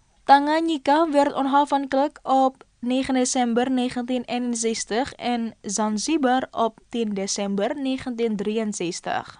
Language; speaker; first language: Dutch; non-native, fluent; Indonesian